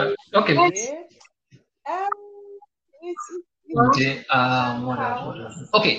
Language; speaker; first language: English; non-native, local second language; Igbo